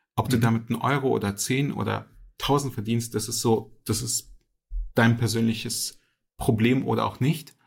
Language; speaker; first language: German; early bilingual, other home language; Russian